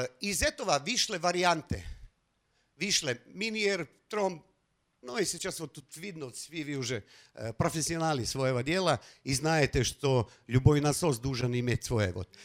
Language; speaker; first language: Russian; non-native, fluent; Slovenian